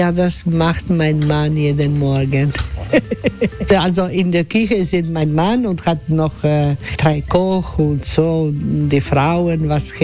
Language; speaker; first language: German; non-native, learner; Croatian